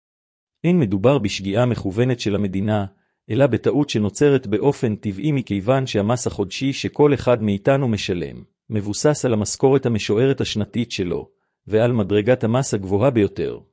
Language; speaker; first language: Hebrew; native; Hebrew